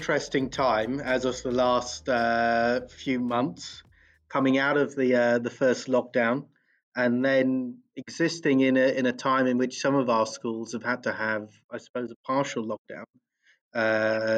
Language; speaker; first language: English; native; English